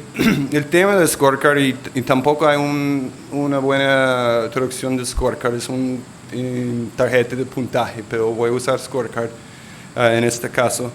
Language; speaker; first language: Spanish; non-native, local second language; English